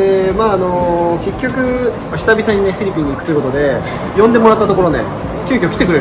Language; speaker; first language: Japanese; native; Japanese